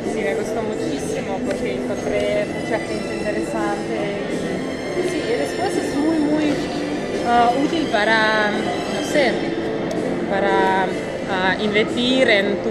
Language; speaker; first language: Spanish; non-native, fluent; Russian